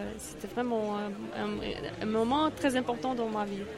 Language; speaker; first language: French; non-native, learner; Polish